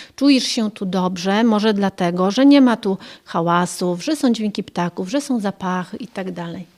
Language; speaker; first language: Polish; native; Polish